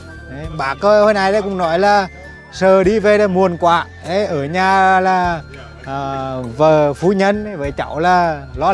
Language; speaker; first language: Vietnamese; native; Vietnamese